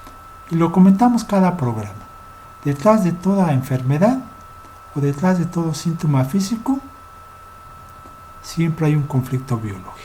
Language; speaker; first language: Spanish; native; Spanish